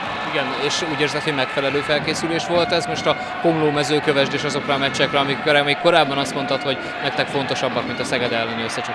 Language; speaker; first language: Hungarian; native; Hungarian